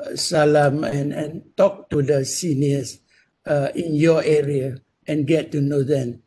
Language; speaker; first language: English; non-native, local second language; Malay